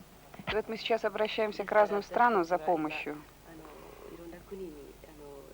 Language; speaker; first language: Russian; native; Russian